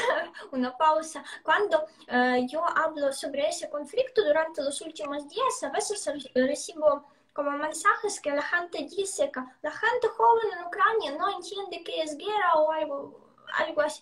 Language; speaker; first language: Spanish; non-native, fluent; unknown